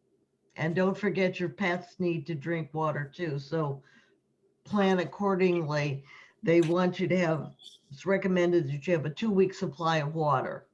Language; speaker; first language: English; native; English